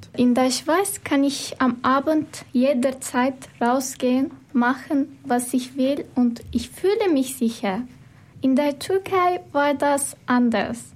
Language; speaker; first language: German; non-native, learner; Turkish